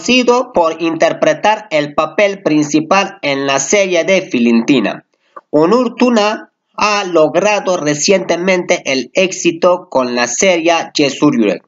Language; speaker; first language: Spanish; non-native, fluent; Turkish